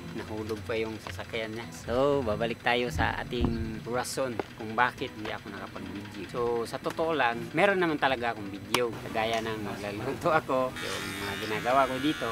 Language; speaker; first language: Filipino; native; Filipino